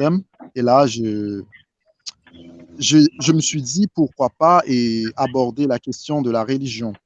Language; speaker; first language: French; non-native, local second language; Haitian Creole